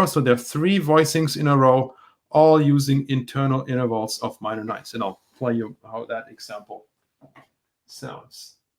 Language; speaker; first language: English; non-native, fluent; German